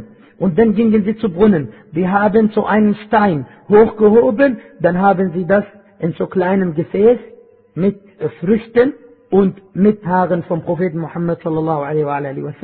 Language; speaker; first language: German; non-native, fluent; Arabic